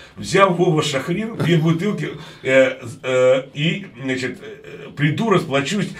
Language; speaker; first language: Russian; native; Russian